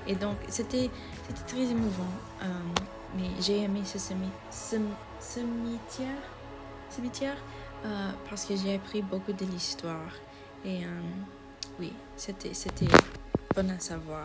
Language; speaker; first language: French; non-native, learner; English